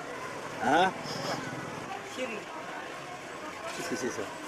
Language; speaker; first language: French; native; French